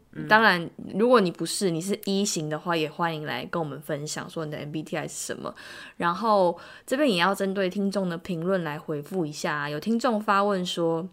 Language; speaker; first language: Chinese; native; Chinese